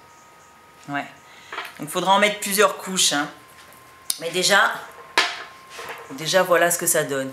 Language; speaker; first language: French; native; French